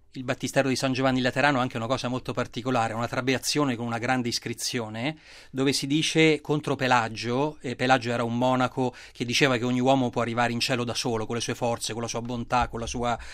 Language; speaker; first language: Italian; native; Italian